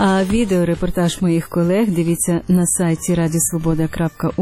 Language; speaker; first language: Ukrainian; native; Ukrainian